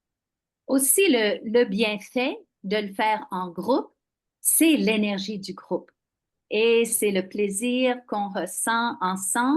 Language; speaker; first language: French; non-native, local second language; English